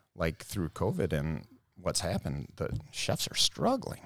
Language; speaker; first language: English; native; English